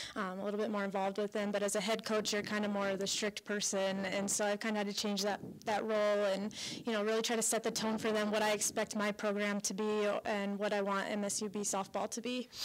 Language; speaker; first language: English; native; English